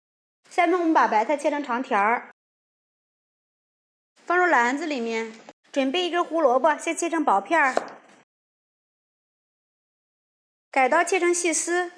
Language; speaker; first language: Chinese; native; Chinese